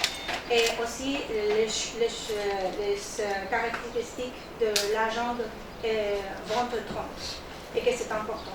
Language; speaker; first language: French; non-native, learner; Spanish